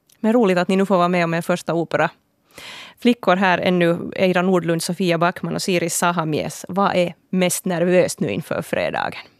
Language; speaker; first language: Swedish; native; Swedish